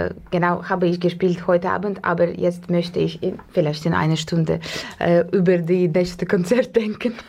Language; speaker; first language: German; non-native, learner; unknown